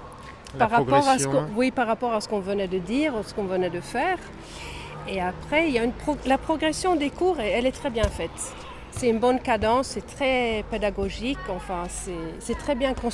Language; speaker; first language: French; non-native, fluent; Swedish